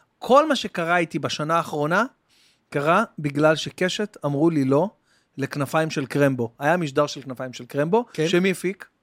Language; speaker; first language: Hebrew; native; Hebrew